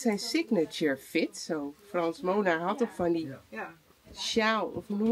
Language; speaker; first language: Dutch; native; Dutch